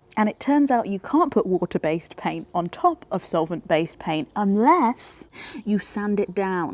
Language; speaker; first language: English; native; English